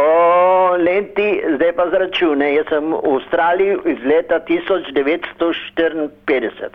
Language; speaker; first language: Slovenian; early bilingual, heritage; Slovenian